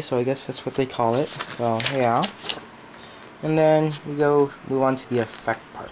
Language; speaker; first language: English; native; English